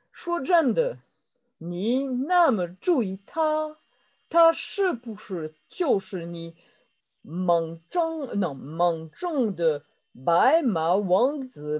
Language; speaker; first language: Chinese; non-native, learner; French